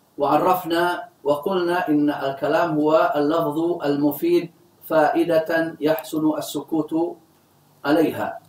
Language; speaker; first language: Arabic; non-native, fluent; Indonesian